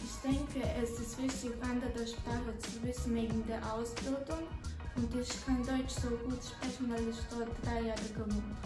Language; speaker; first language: German; non-native, learner; Serbian